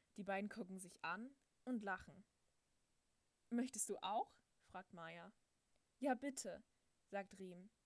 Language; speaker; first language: German; native; German